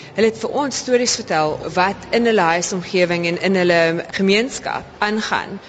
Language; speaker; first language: Afrikaans; early bilingual, heritage; Afrikaans